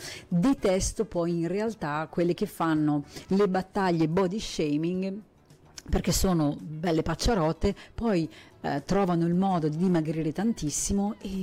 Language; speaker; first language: Italian; native; Italian